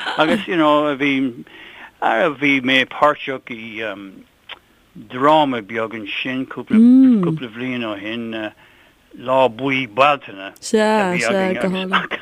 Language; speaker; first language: Irish; non-native, local second language; English